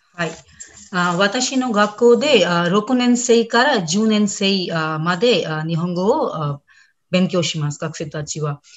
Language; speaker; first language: Japanese; non-native, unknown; Hindi